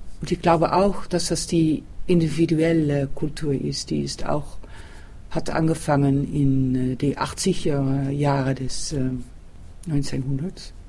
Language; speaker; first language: German; non-native, learner; Dutch